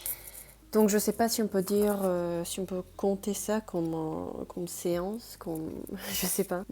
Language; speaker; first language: French; non-native, fluent; Spanish